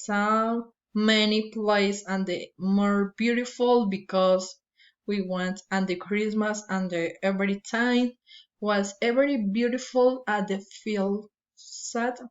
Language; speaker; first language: English; non-native, learner; Spanish